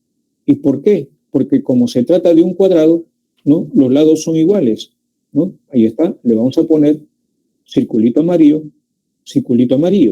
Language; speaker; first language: Spanish; native; Spanish